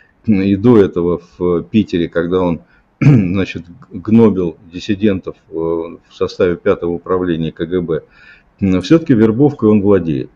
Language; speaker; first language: Russian; native; Russian